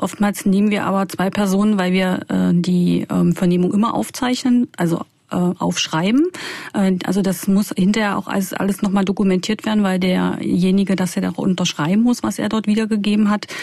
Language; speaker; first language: German; native; German